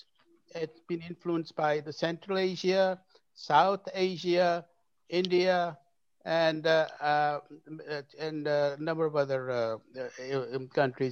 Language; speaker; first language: English; native; English